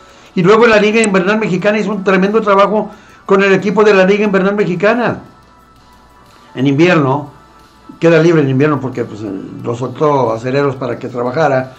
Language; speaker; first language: Spanish; native; Spanish